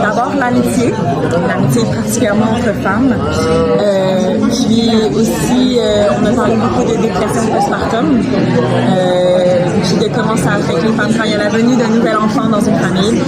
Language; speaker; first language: French; native; French